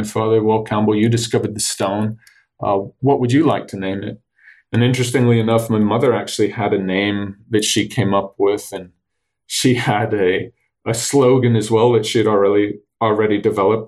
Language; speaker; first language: English; native; English